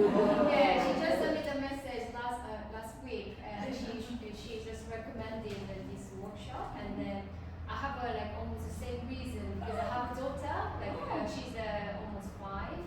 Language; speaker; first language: English; non-native, learner; Korean